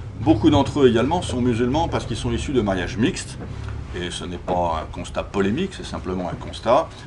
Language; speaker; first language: French; native; French